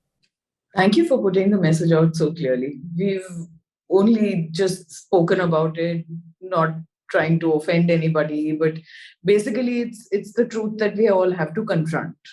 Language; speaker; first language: English; non-native, local second language; Hindi